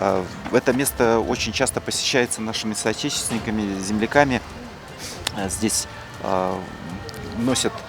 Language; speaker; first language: Russian; native; Russian